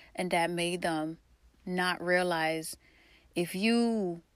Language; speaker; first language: English; early bilingual, other home language; Haitian Creole